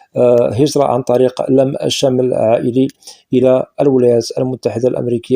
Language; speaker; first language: Arabic; native; Arabic